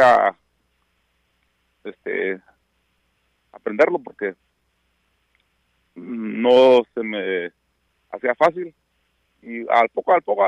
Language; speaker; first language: Spanish; non-native, local second language; Mixtepec Mixtec